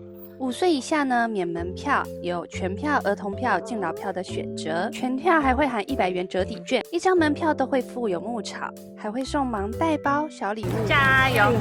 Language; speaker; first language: Chinese; native; Chinese